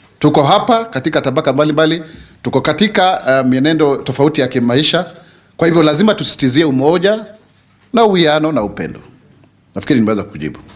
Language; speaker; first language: Swahili; non-native, local second language; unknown